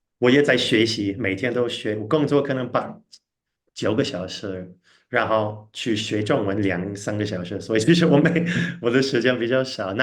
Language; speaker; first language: Chinese; non-native, fluent; English